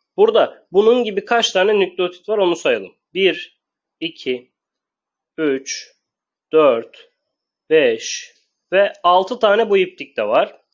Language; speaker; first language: Turkish; native; Turkish